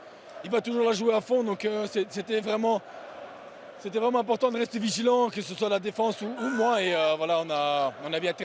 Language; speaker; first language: French; native; French